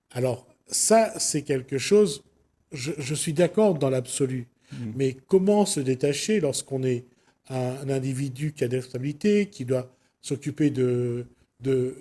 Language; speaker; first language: French; native; French